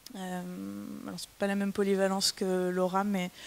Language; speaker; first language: French; native; French